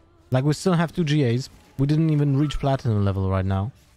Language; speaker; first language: English; non-native, fluent; Polish